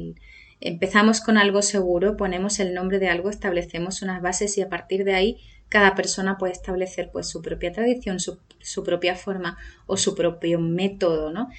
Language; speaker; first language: Spanish; native; Spanish